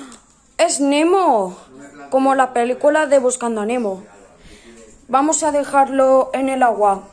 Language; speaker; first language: Spanish; native; Spanish